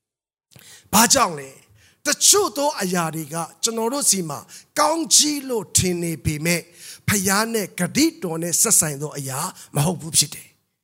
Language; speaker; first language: Burmese; non-native, local second language; S'gaw Karen